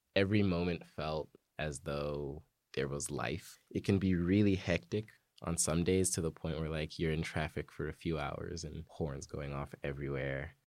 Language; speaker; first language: English; native; English